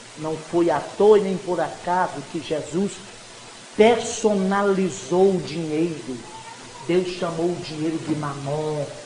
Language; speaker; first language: Portuguese; native; Portuguese